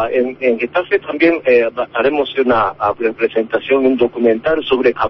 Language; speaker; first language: Spanish; non-native, learner; Japanese